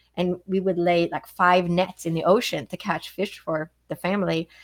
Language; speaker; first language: English; non-native, fluent; Swedish